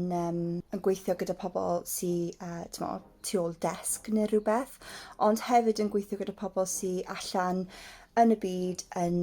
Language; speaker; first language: Welsh; non-native, local second language; English